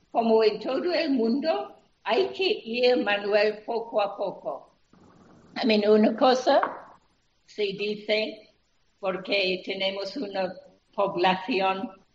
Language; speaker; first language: Spanish; non-native, fluent; English